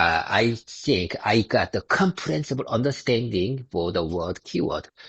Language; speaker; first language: English; non-native, learner; Korean